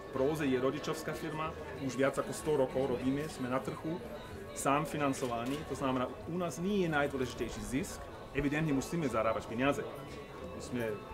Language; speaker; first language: Slovak; non-native, learner; German